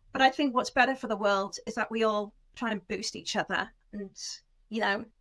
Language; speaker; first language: English; native; English